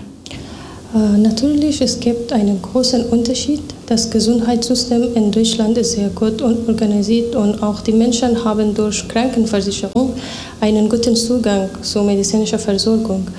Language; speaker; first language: German; non-native, fluent; Persian